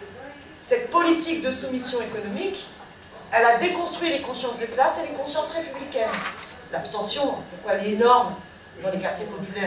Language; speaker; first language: French; native; French